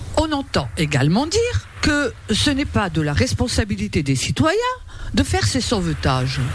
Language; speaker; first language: French; native; French